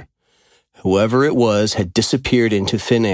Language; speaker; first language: English; native; English